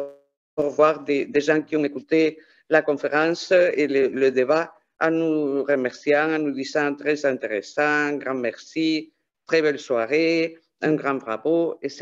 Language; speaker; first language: French; non-native, fluent; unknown